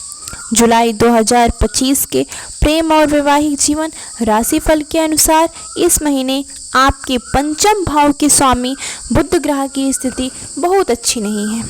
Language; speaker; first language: Hindi; native; Hindi